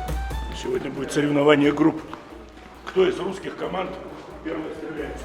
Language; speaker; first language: Russian; non-native, learner; Persian